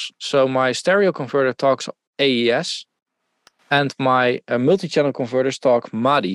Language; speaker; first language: English; non-native, fluent; Dutch